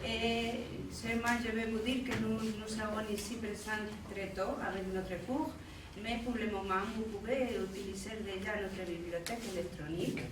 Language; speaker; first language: French; non-native, learner; Spanish